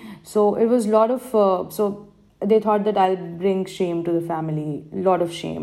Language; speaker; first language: English; non-native, local second language; Hindi